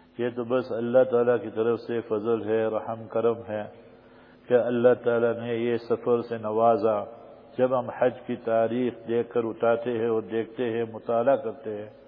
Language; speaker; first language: Urdu; native; Urdu